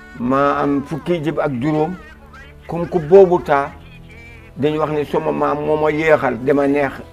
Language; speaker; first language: Wolof; non-native, local second language; Fula